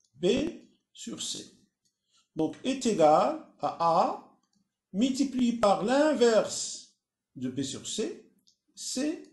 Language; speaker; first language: French; non-native, local second language; Arabic